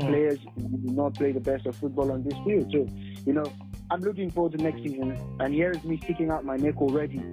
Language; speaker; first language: English; non-native, local second language; Yoruba